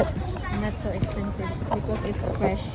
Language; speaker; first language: English; non-native, local second language; Filipino